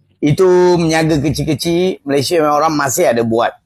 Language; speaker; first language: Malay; non-native, local second language; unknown